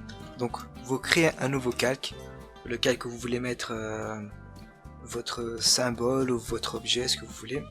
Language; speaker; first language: French; native; French